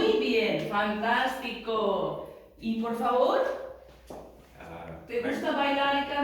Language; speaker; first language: Spanish; non-native, fluent; Estonian